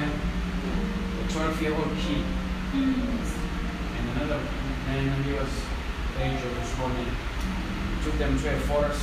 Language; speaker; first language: English; non-native, local second language; Zulu